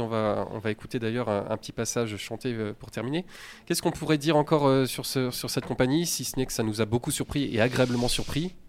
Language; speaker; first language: French; native; French